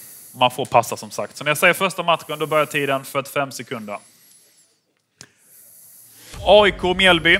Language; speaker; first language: Swedish; native; Swedish